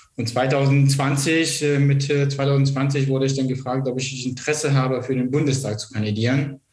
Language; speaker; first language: German; non-native, local second language; Kurdish